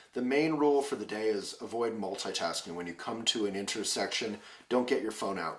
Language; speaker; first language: English; native; English